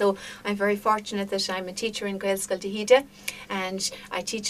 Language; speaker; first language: English; non-native, local second language; Irish